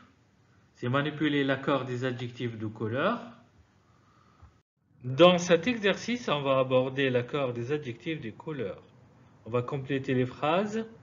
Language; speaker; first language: French; non-native, fluent; Arabic